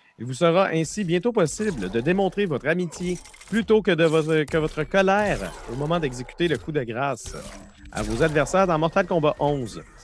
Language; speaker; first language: French; native; French